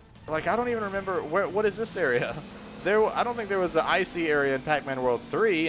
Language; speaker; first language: English; native; English